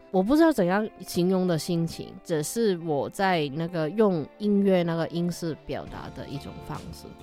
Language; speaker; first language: Chinese; non-native, local second language; Cantonese